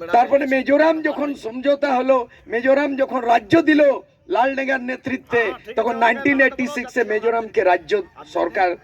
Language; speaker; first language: Bangla; non-native, local second language; Santali